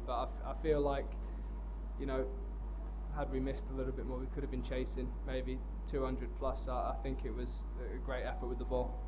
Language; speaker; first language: English; native; English